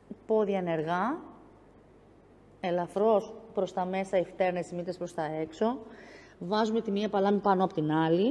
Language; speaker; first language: Greek; native; Greek